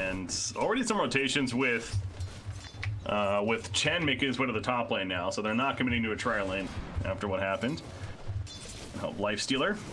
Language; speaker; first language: English; native; English